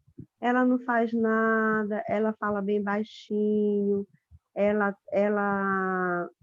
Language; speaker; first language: Portuguese; native; Portuguese